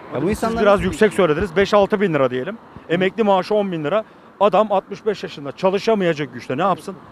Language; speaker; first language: Turkish; native; Turkish